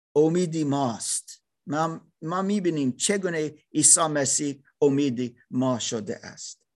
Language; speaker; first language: Persian; non-native, learner; German